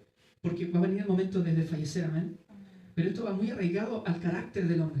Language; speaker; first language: Spanish; native; Spanish